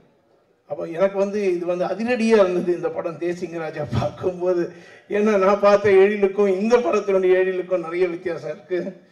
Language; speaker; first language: Tamil; native; Tamil